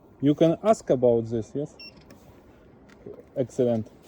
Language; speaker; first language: English; non-native, learner; Ukrainian